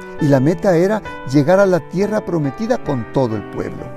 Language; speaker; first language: Spanish; native; Spanish